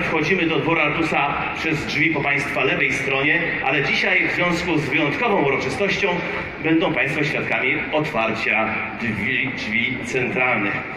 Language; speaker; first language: Polish; native; Polish